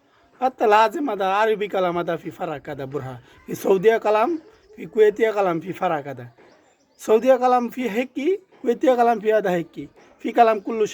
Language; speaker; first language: Arabic; non-native, learner; Bangla